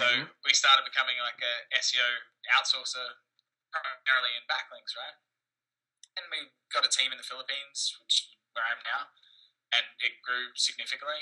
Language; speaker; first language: English; native; English